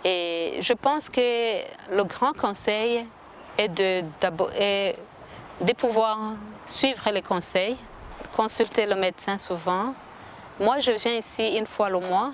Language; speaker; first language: French; non-native, local second language; Kinyarwanda